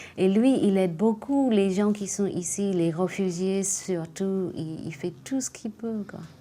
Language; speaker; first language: French; non-native, fluent; Burmese